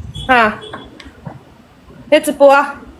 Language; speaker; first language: Filipino; non-native, learner; Chinese